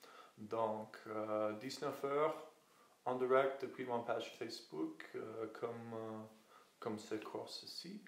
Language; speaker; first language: French; non-native, fluent; English